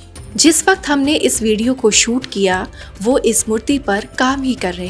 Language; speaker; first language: Hindi; native; Hindi